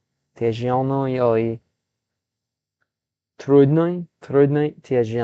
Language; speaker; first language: Russian; non-native, learner; English